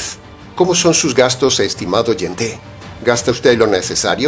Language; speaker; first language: Spanish; native; Spanish